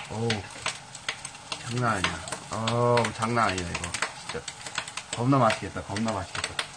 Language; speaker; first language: Korean; non-native, fluent; English